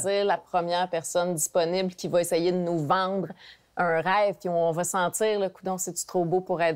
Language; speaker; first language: French; native; French